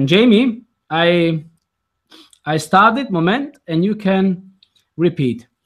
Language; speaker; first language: English; non-native, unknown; Italian